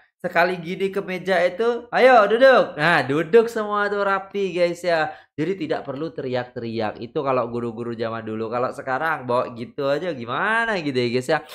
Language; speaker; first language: Indonesian; native; Indonesian